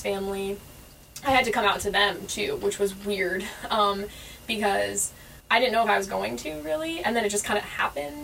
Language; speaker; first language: English; native; English